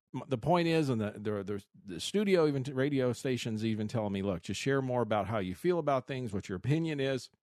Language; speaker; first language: English; native; English